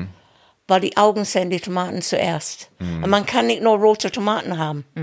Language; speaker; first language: German; non-native, fluent; English